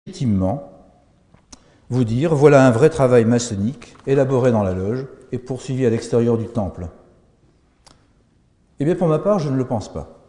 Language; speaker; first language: French; native; French